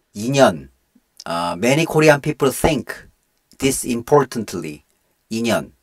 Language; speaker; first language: English; non-native, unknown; Korean